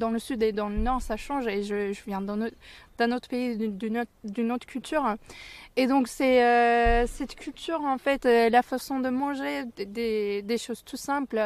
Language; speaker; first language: French; non-native, fluent; Turkish